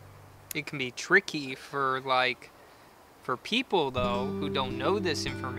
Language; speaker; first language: English; native; English